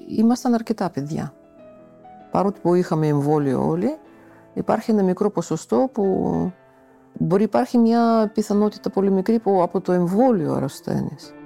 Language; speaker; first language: Greek; non-native, fluent; Russian